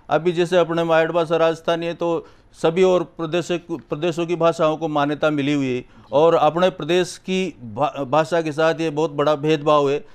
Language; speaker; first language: Hindi; native; Hindi